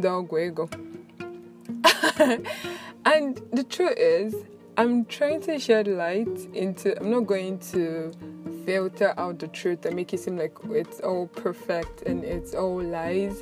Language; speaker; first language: English; non-native, local second language; Igbo